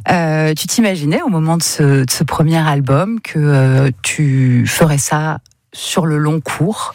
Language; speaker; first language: French; native; French